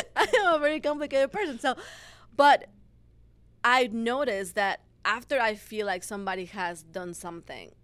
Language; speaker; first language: English; non-native, fluent; Spanish